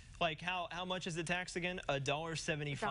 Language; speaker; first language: English; native; English